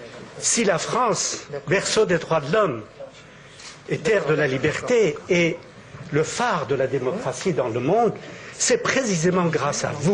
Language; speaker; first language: French; native; French